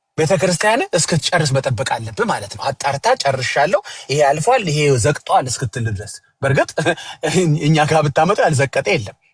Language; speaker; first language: Amharic; native; Amharic